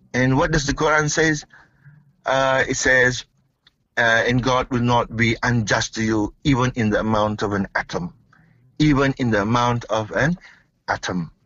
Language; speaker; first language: English; non-native, local second language; Malay